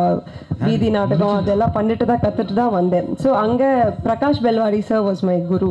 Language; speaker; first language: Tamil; non-native, learner; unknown